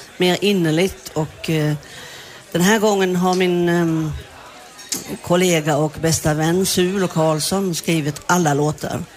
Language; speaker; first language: Swedish; native; Swedish